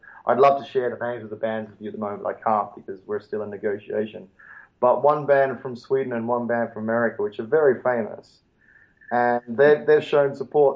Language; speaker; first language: English; native; English